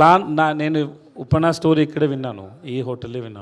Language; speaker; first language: Telugu; non-native, learner; Tamil